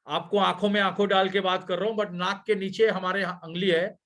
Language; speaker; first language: Hindi; non-native, local second language; Bangla